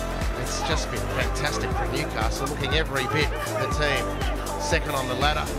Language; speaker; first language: English; native; English